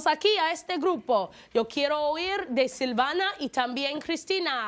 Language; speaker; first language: Spanish; non-native, fluent; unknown